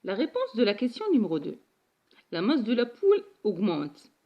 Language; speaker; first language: French; non-native, local second language; Arabic